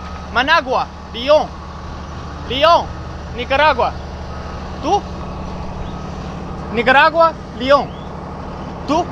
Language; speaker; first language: Spanish; non-native, learner; English